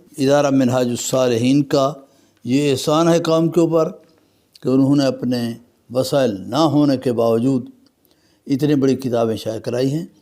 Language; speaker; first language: Urdu; native; Urdu